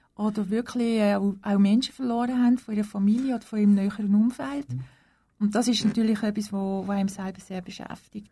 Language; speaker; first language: German; native; German